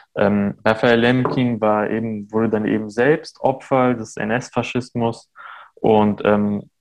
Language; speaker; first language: German; early bilingual, other home language; Armenian